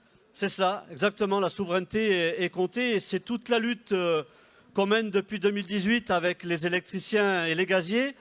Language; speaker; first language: French; native; French